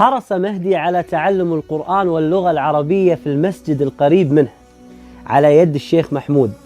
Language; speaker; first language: Arabic; native; Arabic